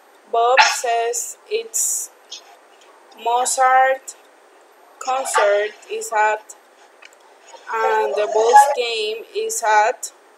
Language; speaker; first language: English; non-native, fluent; Spanish